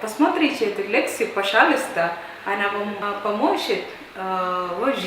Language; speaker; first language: Russian; non-native, learner; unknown